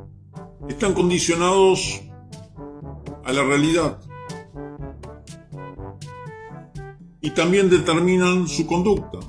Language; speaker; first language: Spanish; native; Spanish